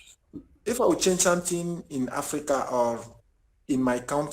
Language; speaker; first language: English; non-native, learner; French